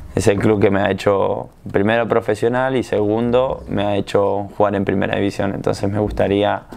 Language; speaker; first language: Spanish; native; Spanish